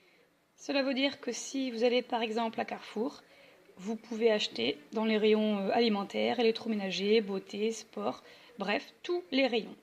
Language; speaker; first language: French; native; French